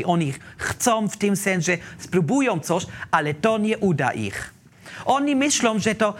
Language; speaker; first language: Polish; non-native, learner; German